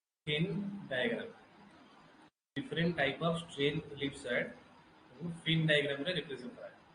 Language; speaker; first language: Hindi; non-native, local second language; Odia